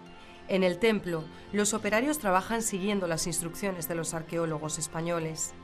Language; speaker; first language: Spanish; native; Spanish